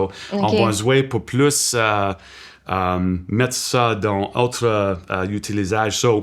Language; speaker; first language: French; non-native, local second language; English